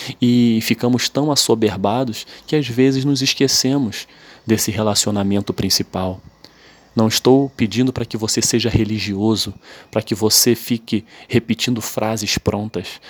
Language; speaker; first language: Portuguese; native; Portuguese